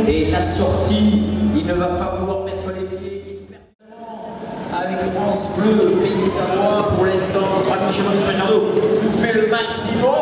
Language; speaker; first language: French; native; French